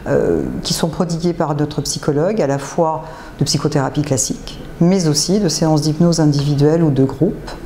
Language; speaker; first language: French; native; French